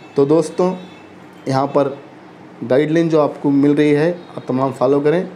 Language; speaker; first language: Hindi; non-native, local second language; Urdu